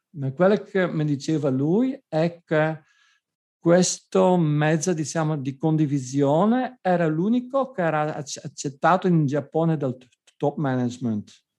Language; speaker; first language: Italian; non-native, fluent; Dutch